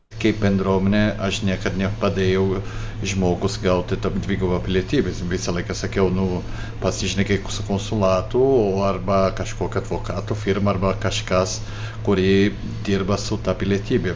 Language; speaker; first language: Lithuanian; early bilingual, heritage; Portuguese